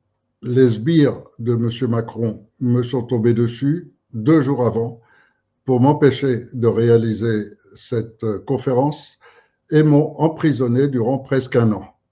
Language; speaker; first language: French; native; French